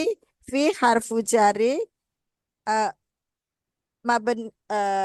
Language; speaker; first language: Arabic; non-native, learner; Indonesian